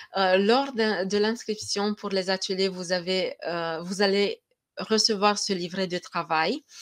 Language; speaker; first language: French; non-native, fluent; Romanian